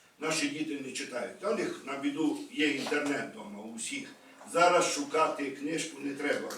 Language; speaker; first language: Ukrainian; native; Ukrainian